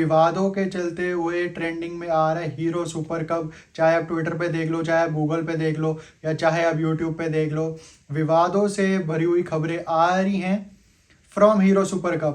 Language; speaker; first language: Hindi; native; Hindi